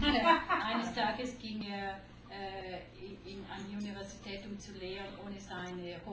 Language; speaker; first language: German; non-native, fluent; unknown